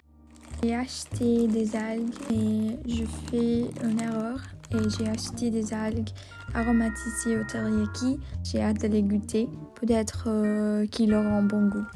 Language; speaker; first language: French; non-native, learner; English